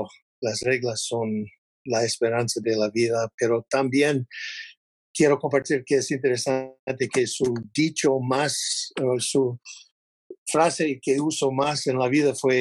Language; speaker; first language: Spanish; non-native, fluent; English